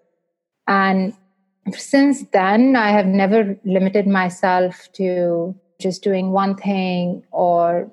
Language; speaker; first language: English; non-native, local second language; Hindi